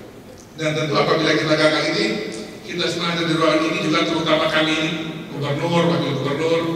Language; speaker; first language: Indonesian; native; Indonesian